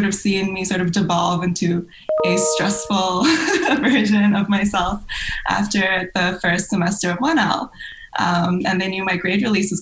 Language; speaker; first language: English; non-native, local second language; Cantonese